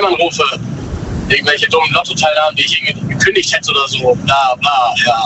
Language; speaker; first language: German; native; German